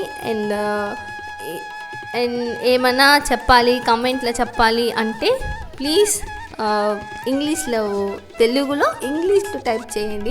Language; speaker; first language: Telugu; non-native, learner; Tamil